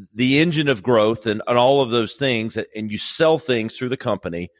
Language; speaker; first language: English; native; English